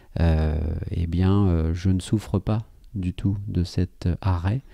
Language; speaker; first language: French; native; French